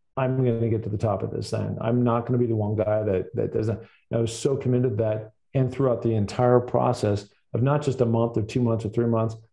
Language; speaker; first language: English; native; English